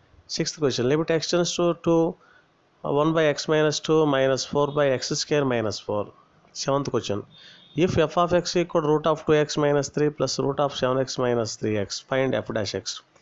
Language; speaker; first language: English; non-native, local second language; Telugu